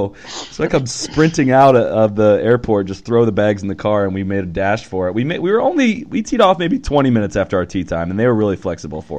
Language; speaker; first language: English; native; English